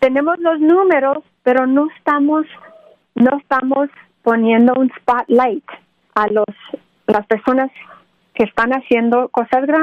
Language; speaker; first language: Spanish; early bilingual, other home language; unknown